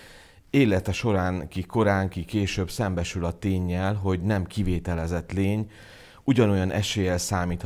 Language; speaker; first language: Hungarian; native; Hungarian